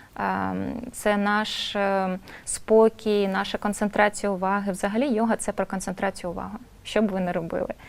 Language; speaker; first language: Ukrainian; non-native, local second language; Russian